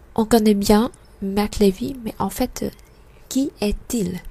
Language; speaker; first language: French; non-native, fluent; Vietnamese